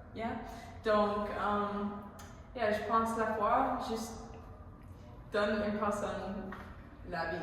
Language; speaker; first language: French; non-native, local second language; English